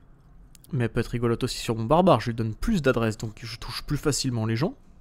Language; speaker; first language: French; native; French